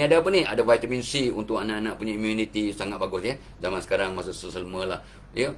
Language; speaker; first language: Malay; native; Malay